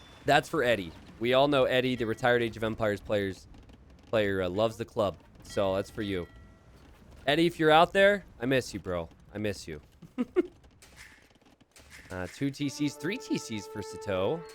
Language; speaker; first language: English; native; English